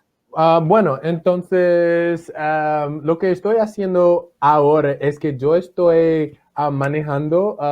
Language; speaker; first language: Spanish; non-native, fluent; English